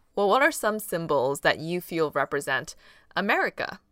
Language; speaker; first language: English; early bilingual, other home language; Cantonese